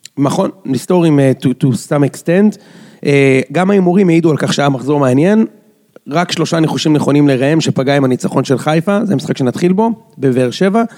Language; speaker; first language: Hebrew; native; Hebrew